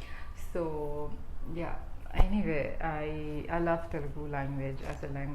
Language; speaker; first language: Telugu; non-native, learner; Tamil